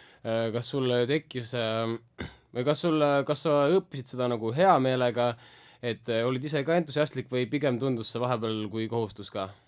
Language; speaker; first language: Estonian; native; Estonian